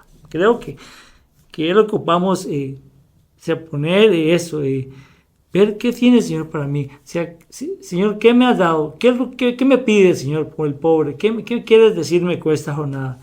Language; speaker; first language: Spanish; native; Spanish